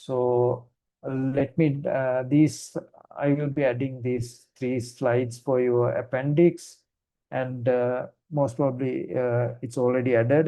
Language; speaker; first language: English; non-native, fluent; Sinhala